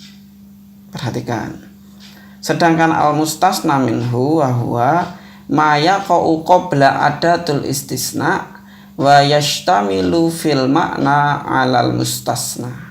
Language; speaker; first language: Arabic; non-native, fluent; Indonesian